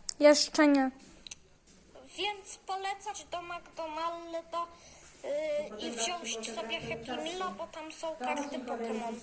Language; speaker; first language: Polish; native; Polish